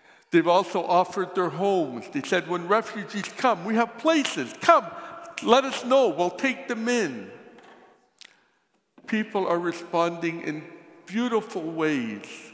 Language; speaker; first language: English; native; English